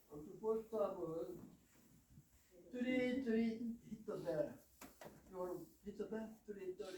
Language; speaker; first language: English; non-native, learner; Korean